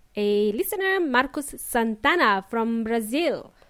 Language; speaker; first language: English; native; English